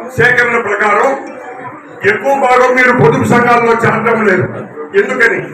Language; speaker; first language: Telugu; native; Telugu